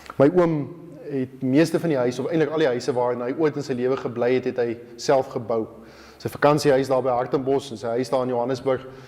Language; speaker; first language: Afrikaans; native; Afrikaans